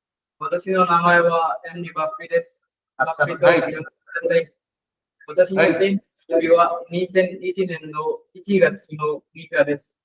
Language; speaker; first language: Japanese; non-native, learner; Portuguese